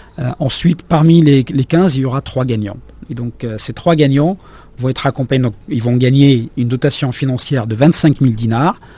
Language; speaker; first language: French; non-native, local second language; Arabic